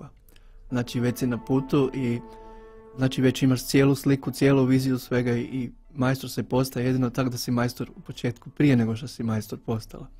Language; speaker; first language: Bosnian; native; Bosnian